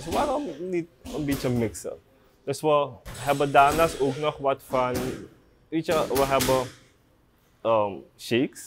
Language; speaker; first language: Dutch; native; Dutch